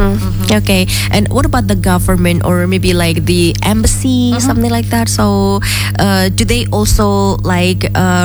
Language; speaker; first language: English; non-native, fluent; Indonesian